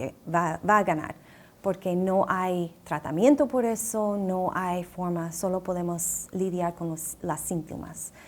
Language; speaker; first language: Spanish; non-native, fluent; English